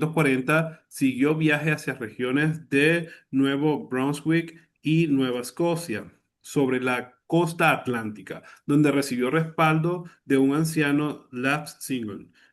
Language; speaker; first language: Spanish; native; Spanish